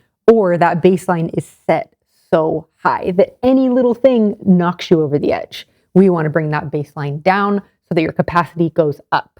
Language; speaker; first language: English; native; English